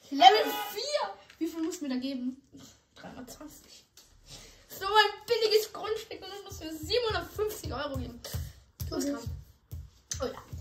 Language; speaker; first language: German; native; German